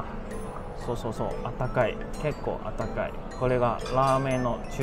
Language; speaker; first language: Japanese; non-native, fluent; Cantonese